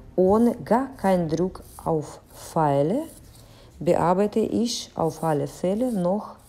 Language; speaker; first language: German; non-native, fluent; Russian